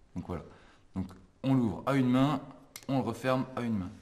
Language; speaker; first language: French; native; French